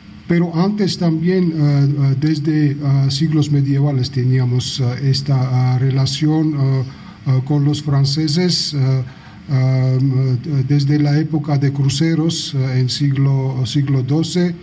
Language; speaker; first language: Spanish; non-native, fluent; Georgian